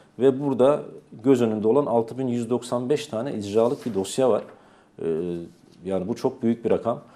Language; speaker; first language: Turkish; native; Turkish